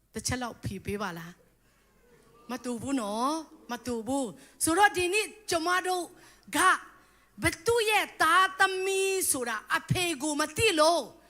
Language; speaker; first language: Burmese; non-native, local second language; Tedim Chin